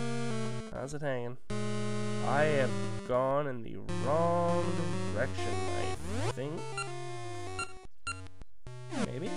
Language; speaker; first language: English; native; English